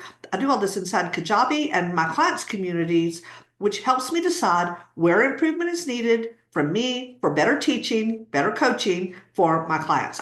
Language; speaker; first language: English; native; English